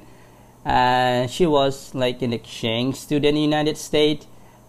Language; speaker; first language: English; non-native, fluent; Thai